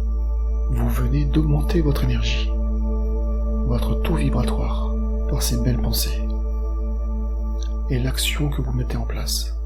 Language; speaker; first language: French; native; French